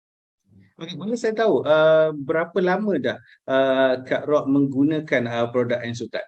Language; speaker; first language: Malay; native; Malay